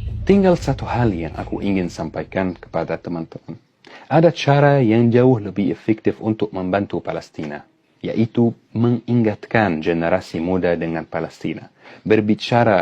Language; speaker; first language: Indonesian; non-native, fluent; Arabic